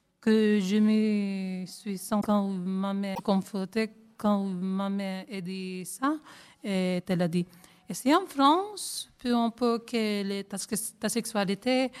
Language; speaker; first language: French; non-native, learner; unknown